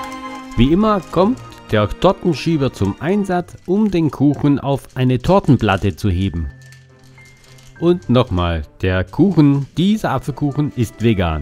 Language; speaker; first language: German; native; German